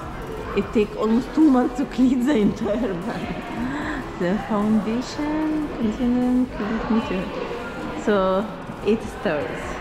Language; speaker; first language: English; non-native, fluent; Arabic